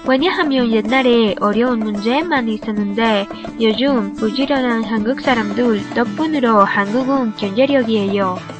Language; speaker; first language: Korean; non-native, learner; Spanish